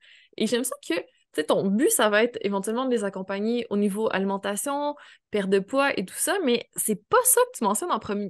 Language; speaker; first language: French; native; French